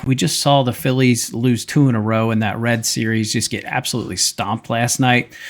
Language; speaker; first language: English; native; English